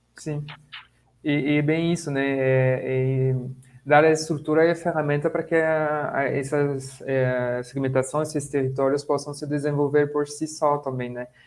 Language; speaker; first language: Portuguese; non-native, fluent; French